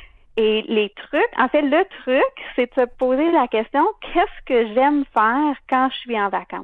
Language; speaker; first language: French; native; French